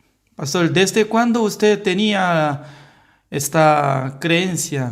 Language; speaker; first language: Spanish; non-native, learner; Korean